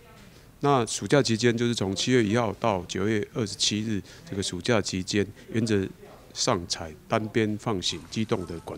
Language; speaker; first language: Chinese; native; Chinese